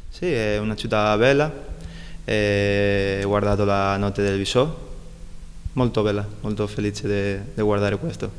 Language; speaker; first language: Italian; non-native, learner; Spanish